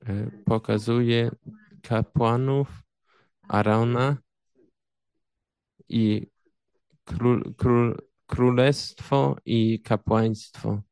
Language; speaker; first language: Polish; early bilingual, heritage; Polish